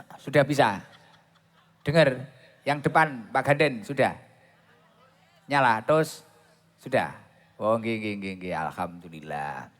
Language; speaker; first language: Indonesian; non-native, local second language; Javanese